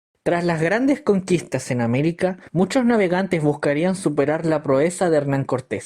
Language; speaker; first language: Spanish; native; Spanish